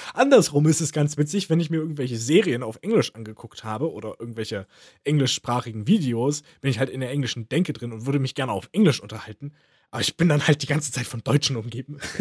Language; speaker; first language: German; native; German